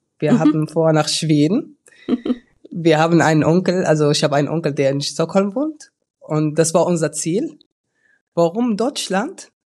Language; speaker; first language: German; early bilingual, other home language; Arabic